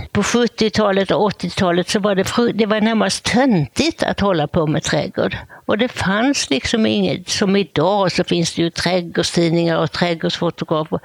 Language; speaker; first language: Swedish; native; Swedish